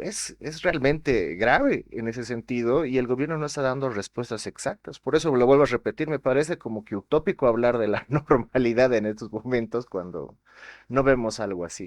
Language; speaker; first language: Spanish; native; Spanish